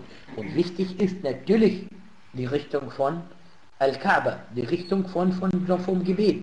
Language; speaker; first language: German; non-native, fluent; Arabic